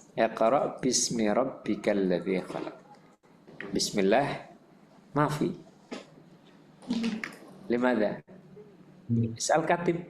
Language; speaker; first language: Arabic; non-native, fluent; Indonesian